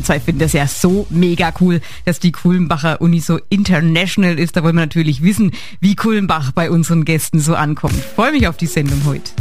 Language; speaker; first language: German; native; German